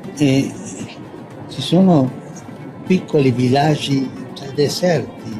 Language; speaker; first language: Italian; non-native, fluent; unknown